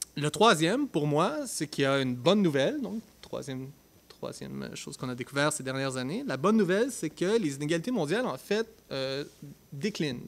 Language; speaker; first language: French; native; French